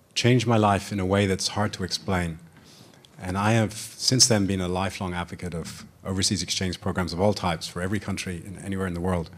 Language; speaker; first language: English; native; English